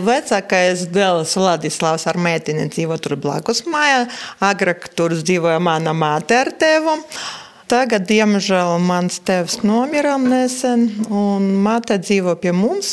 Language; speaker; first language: Latvian; non-native, local second language; Russian